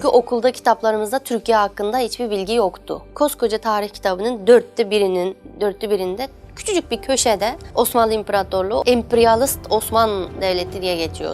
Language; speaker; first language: Turkish; early bilingual, heritage; Uyghur